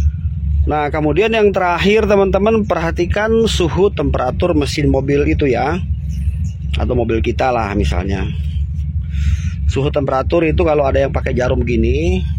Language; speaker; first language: Indonesian; native; Indonesian